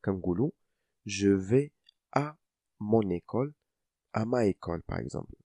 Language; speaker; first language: French; non-native, local second language; Arabic